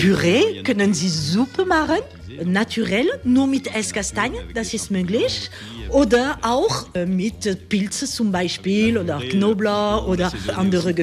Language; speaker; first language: German; non-native, learner; French